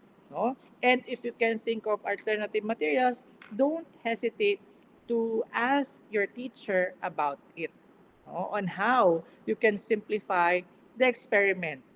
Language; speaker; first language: English; non-native, local second language; Filipino